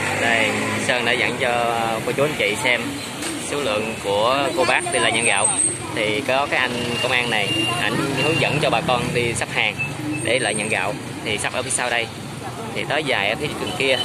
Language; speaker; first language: Vietnamese; native; Vietnamese